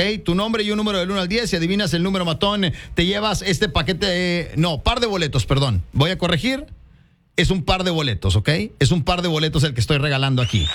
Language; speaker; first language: Spanish; native; Spanish